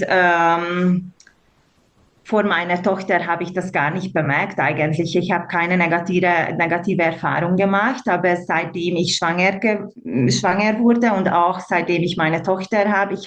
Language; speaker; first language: German; non-native, fluent; Hungarian